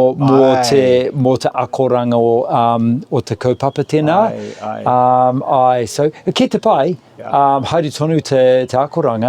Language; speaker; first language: Māori; non-native, local second language; English